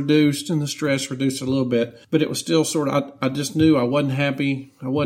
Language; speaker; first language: English; native; English